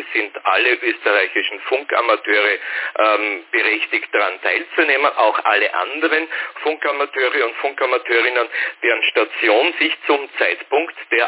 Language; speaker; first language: German; native; German